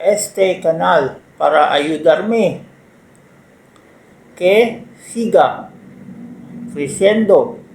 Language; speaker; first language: Spanish; non-native, learner; Filipino